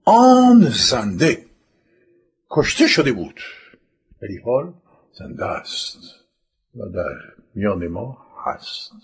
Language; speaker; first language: Persian; non-native, fluent; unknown